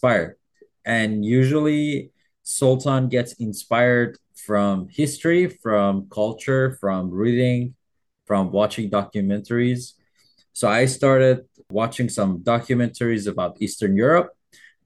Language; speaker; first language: English; non-native, fluent; Persian